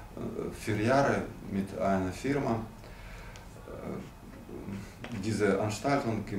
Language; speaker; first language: German; non-native, learner; Russian